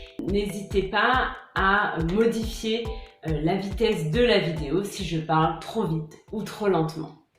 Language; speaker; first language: French; native; French